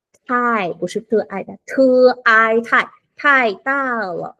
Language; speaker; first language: Chinese; non-native, fluent; Vietnamese